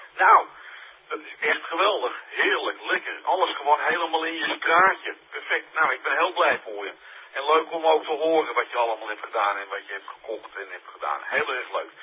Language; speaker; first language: Dutch; native; Dutch